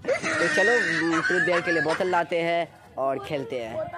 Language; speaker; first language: Hindi; native; Hindi